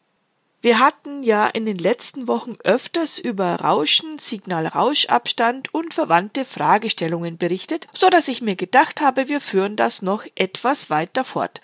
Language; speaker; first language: German; native; German